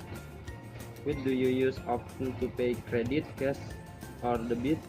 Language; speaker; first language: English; non-native, learner; Indonesian